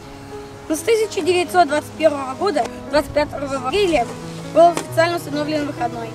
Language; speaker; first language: Russian; early bilingual, heritage; Russian